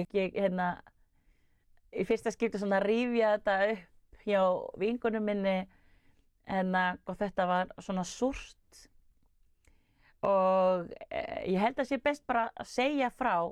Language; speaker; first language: Icelandic; non-native, fluent; Spanish